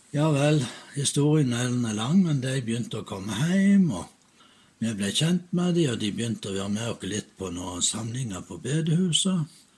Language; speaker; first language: Norwegian; native; Norwegian